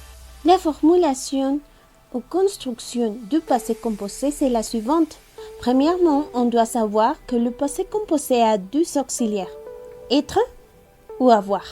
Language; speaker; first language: French; non-native, learner; Spanish